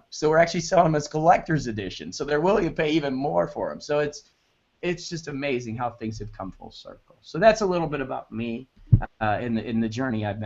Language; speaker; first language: English; native; English